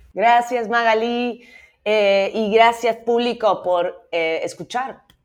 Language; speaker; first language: Spanish; non-native, fluent; Dutch